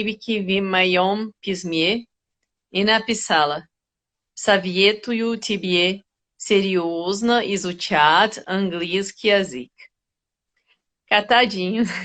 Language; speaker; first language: Russian; non-native, learner; Portuguese